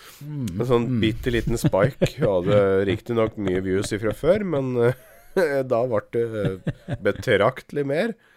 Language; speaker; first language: Norwegian; native; Norwegian